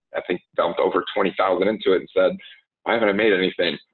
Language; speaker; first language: English; native; English